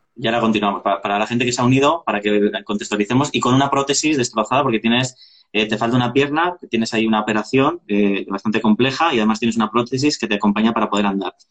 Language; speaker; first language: Spanish; native; Spanish